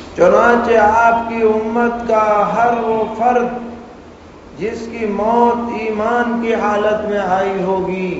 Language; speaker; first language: Urdu; native; Urdu